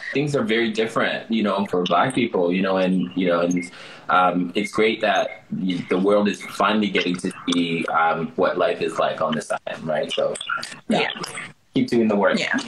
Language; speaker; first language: English; early bilingual, other home language; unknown